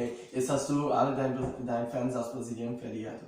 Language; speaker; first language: German; non-native, fluent; Portuguese